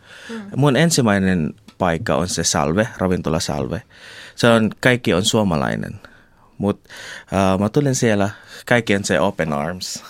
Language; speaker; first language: Finnish; non-native, learner; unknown